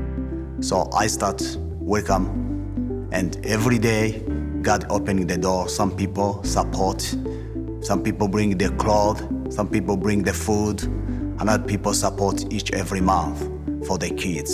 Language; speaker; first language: English; non-native, local second language; Kinyarwanda